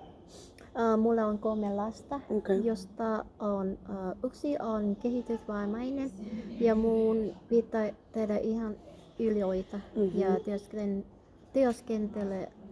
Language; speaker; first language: Finnish; non-native, learner; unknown